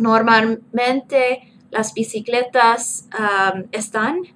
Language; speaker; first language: Spanish; non-native, learner; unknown